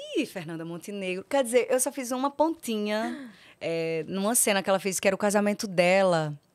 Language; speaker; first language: Portuguese; native; Portuguese